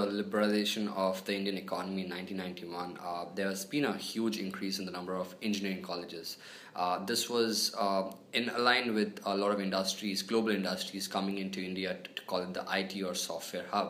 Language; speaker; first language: English; non-native, local second language; Telugu